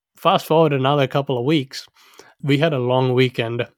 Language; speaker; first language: English; non-native, local second language; Sinhala